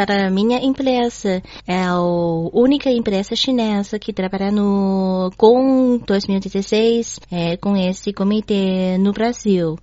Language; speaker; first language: Portuguese; non-native, learner; Chinese